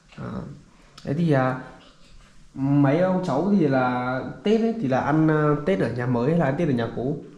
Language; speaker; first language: Vietnamese; native; Vietnamese